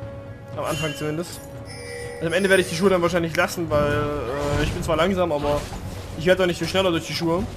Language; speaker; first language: German; native; German